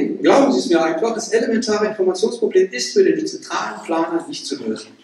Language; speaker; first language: German; native; German